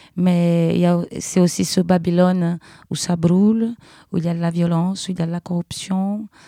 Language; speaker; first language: French; non-native, fluent; Portuguese